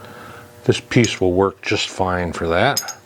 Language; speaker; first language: English; native; English